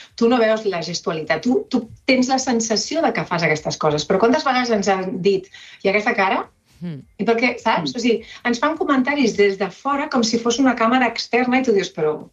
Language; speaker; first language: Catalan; non-native, local second language; Spanish